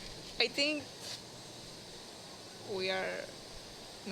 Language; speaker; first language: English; non-native, learner; Spanish